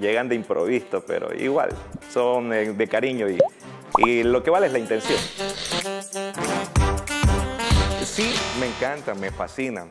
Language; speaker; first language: Spanish; native; Spanish